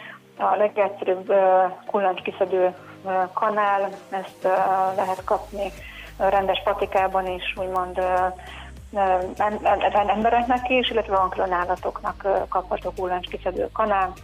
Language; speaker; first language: Hungarian; native; Hungarian